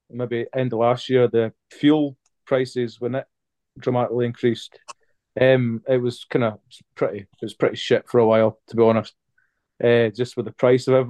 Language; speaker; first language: English; native; English